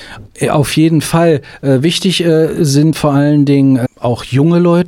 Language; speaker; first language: German; native; German